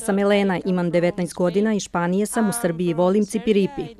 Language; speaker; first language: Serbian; non-native, learner; Spanish